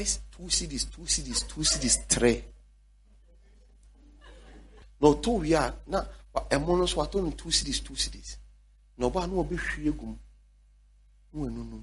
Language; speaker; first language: English; non-native, local second language; Akan